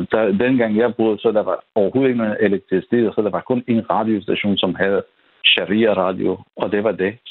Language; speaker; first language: Danish; non-native, fluent; Persian